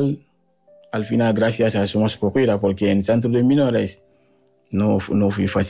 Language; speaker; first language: Spanish; non-native, learner; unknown